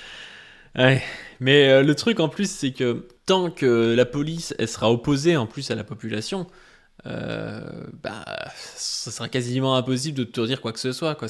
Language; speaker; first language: French; native; French